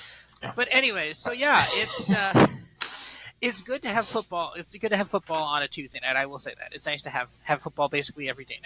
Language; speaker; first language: English; native; English